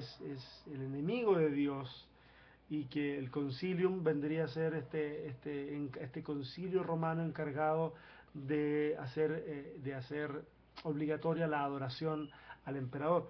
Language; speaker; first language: Spanish; native; Spanish